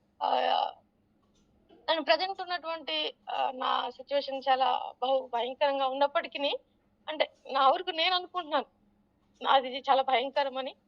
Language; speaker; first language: Telugu; non-native, local second language; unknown